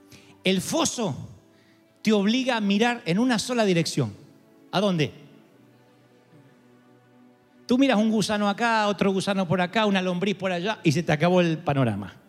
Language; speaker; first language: Spanish; native; Spanish